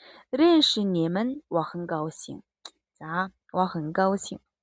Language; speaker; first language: Chinese; non-native, fluent; Mongolian